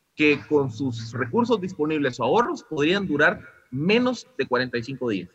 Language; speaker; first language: Spanish; non-native, fluent; Dutch